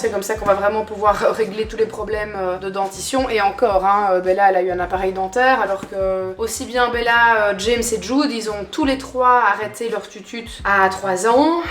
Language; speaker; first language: French; native; French